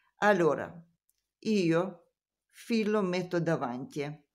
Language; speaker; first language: Italian; non-native, learner; Russian